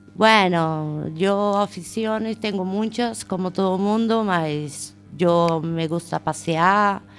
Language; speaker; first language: Spanish; non-native, learner; Portuguese